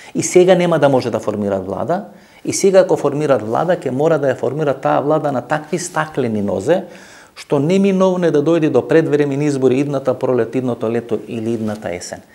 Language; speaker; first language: Macedonian; native; Macedonian